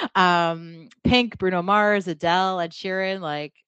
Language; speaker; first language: English; native; English